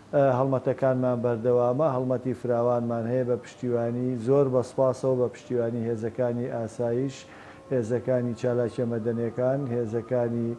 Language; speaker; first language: Central Kurdish; native; Central Kurdish